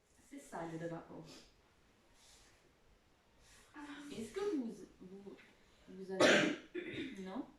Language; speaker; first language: French; non-native, fluent; Albanian